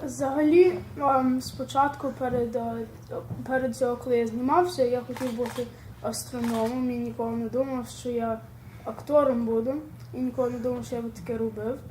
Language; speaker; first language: Ukrainian; early bilingual, heritage; Ukrainian